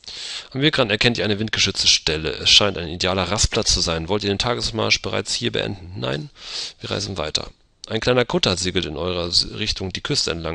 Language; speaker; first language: German; native; German